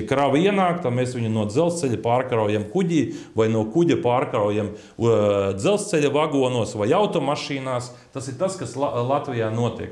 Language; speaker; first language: Latvian; native; Latvian